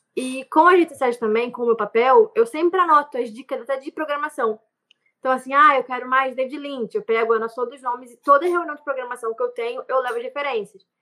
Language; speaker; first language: Portuguese; native; Portuguese